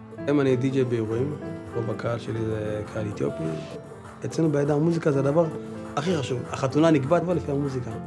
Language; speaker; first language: Hebrew; early bilingual, other home language; Amharic